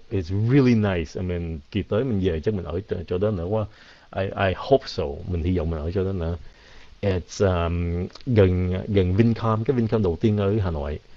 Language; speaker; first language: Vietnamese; early bilingual, heritage; Vietnamese